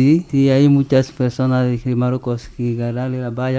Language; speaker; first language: Spanish; non-native, learner; French